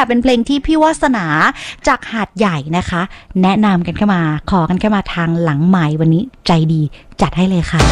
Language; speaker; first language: Thai; native; Thai